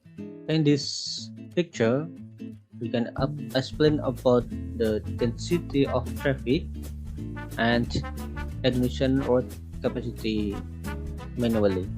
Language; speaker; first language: English; non-native, learner; Indonesian